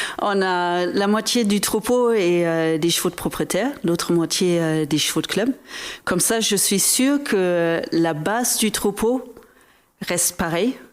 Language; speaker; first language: French; non-native, fluent; German